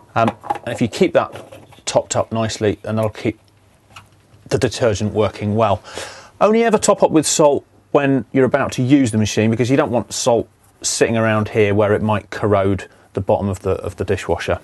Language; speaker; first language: English; native; English